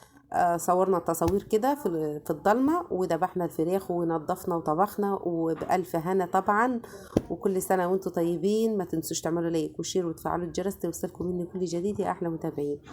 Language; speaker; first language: Arabic; native; Arabic